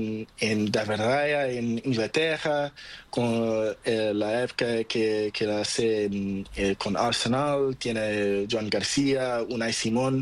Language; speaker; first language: Spanish; non-native, learner; Portuguese